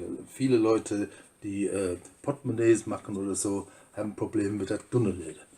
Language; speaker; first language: German; non-native, fluent; English